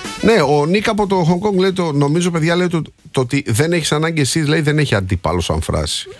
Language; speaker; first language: Greek; native; Greek